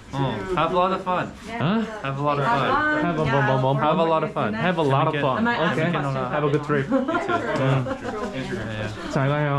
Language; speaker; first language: English; non-native, learner; Korean